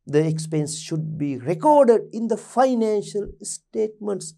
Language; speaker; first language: English; non-native, local second language; Sinhala